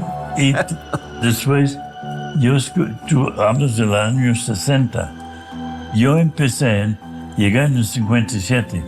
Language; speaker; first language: Spanish; non-native, fluent; English